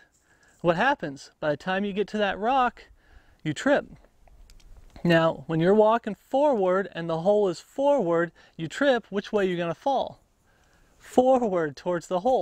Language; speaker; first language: English; native; English